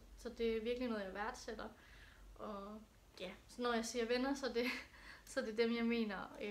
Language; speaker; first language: Danish; early bilingual, other home language; Thai